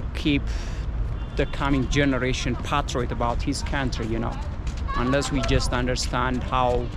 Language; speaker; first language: English; non-native, local second language; Amharic